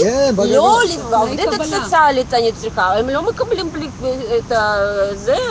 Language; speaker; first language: Hebrew; non-native, local second language; Russian